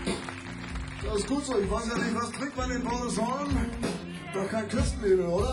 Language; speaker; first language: German; native; German